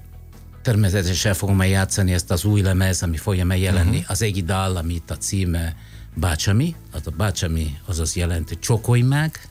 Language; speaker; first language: Hungarian; non-native, fluent; Italian